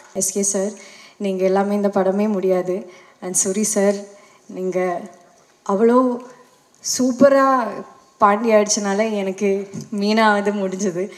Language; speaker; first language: Tamil; non-native, learner; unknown